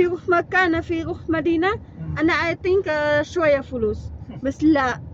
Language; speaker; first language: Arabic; non-native, learner; Filipino